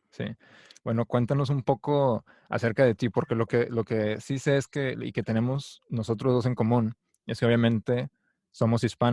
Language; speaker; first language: Spanish; native; Spanish